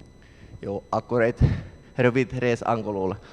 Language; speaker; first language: Hungarian; non-native, learner; Finnish